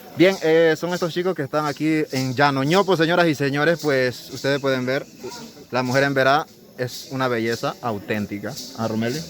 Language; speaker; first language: Spanish; native; Spanish